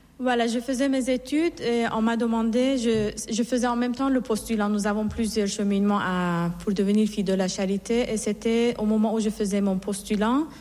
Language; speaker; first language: French; non-native, fluent; Persian